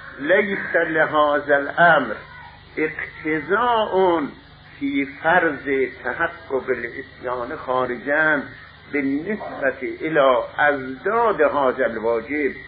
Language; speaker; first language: Arabic; non-native, fluent; Persian